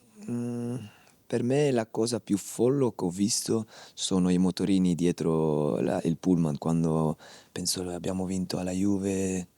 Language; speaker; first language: Italian; non-native, fluent; Dutch